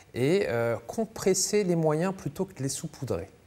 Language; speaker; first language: French; native; French